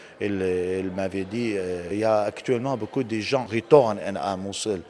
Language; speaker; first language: French; non-native, learner; Aramaic